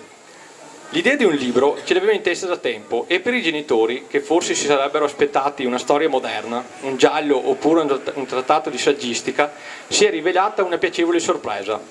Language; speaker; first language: Italian; native; Italian